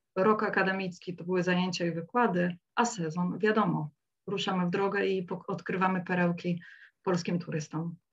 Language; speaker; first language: Polish; native; Polish